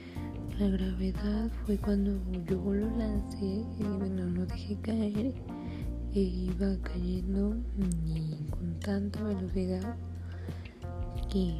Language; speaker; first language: Spanish; native; Spanish